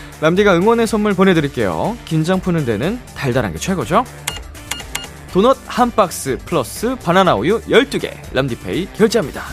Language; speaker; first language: Korean; native; Korean